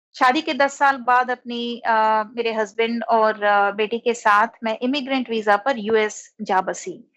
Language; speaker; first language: Hindi; non-native, local second language; Telugu